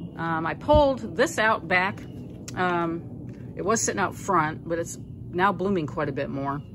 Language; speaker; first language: English; native; English